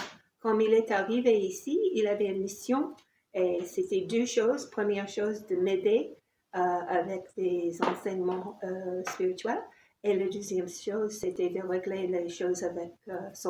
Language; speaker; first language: French; non-native, fluent; English